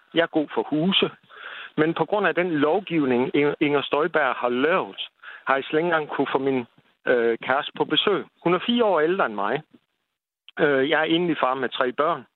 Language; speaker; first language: Danish; native; Danish